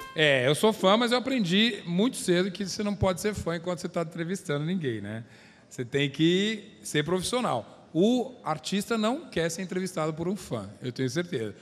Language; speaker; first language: Portuguese; native; Portuguese